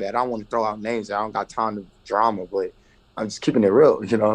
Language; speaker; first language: English; native; English